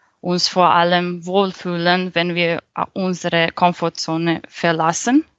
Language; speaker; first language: German; non-native, fluent; Serbian